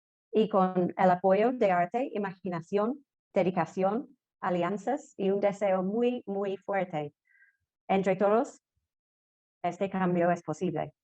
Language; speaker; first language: Spanish; non-native, fluent; English